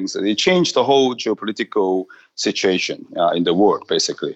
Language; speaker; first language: English; non-native, local second language; Cantonese